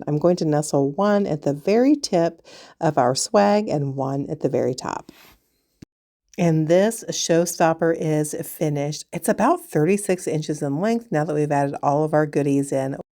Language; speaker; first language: English; native; English